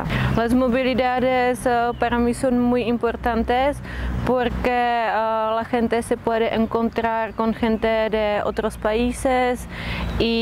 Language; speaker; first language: Spanish; non-native, fluent; Czech